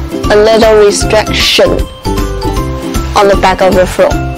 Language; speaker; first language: English; non-native, fluent; Chinese